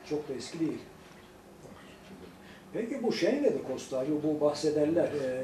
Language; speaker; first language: Turkish; native; Turkish